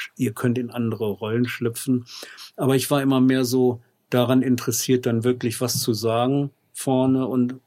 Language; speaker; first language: German; native; German